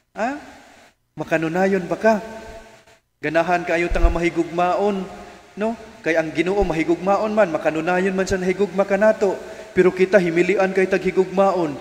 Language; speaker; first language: Cebuano; native; Cebuano